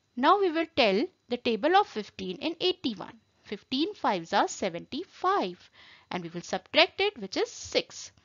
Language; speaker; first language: English; non-native, local second language; Hindi